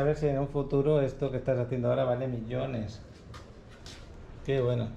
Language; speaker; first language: Spanish; native; Spanish